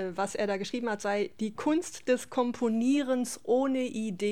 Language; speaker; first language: German; native; German